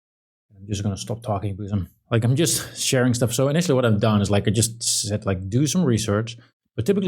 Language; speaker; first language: English; non-native, fluent; Dutch